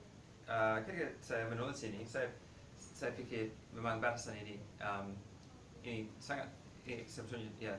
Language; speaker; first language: Indonesian; non-native, fluent; English